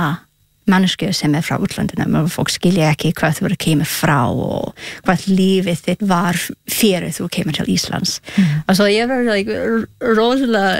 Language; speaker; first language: Icelandic; non-native, learner; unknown